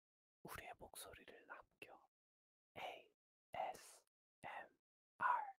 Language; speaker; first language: Korean; native; Korean